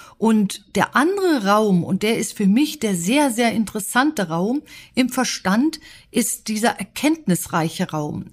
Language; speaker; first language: German; native; German